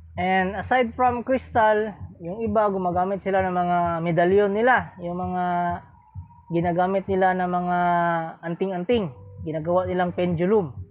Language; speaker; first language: Filipino; non-native, local second language; Cebuano